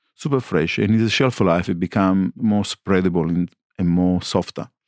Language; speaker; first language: English; non-native, learner; Italian